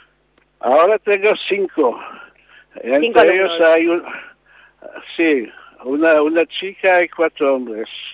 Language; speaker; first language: Spanish; non-native, learner; Hebrew